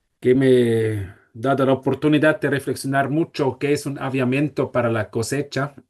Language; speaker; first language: Spanish; non-native, fluent; German